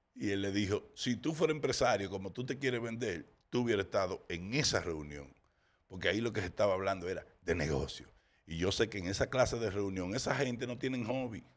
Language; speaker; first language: Spanish; early bilingual, heritage; Spanish